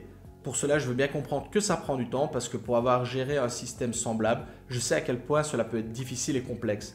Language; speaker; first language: French; native; French